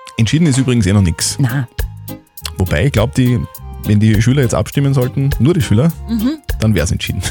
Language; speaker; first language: German; native; German